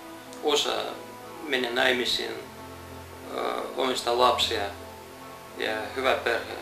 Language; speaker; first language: Finnish; non-native, fluent; Russian